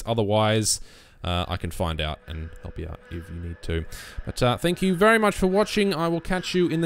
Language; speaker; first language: English; native; English